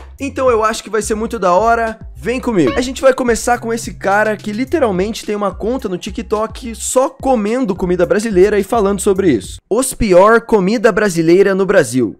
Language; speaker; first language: Portuguese; native; Portuguese